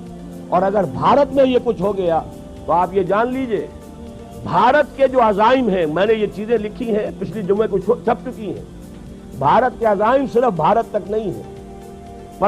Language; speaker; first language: Urdu; native; Urdu